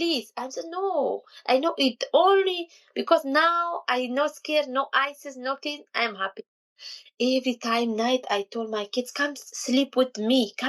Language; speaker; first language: English; non-native, learner; Kurdish